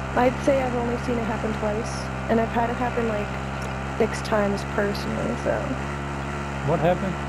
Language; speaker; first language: English; early bilingual, other home language; Turkish